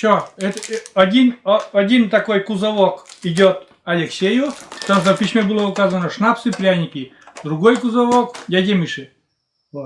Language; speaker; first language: Russian; native; Russian